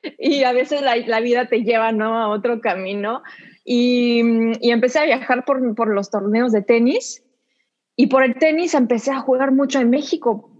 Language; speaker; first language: Spanish; non-native, fluent; French